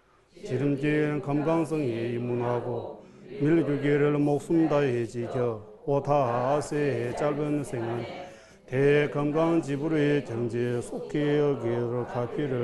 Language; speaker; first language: Korean; non-native, fluent; Tibetan